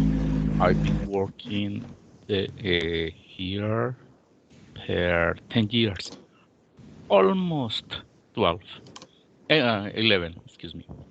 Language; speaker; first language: English; non-native, learner; Spanish